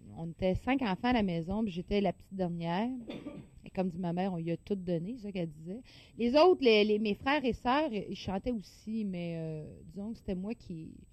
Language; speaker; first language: French; native; French